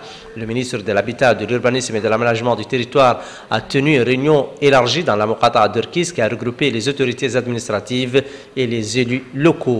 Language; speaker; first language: French; non-native, local second language; Arabic